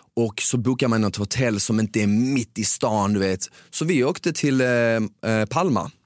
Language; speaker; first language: Swedish; early bilingual, other home language; Bosnian